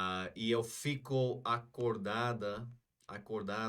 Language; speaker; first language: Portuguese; non-native, fluent; English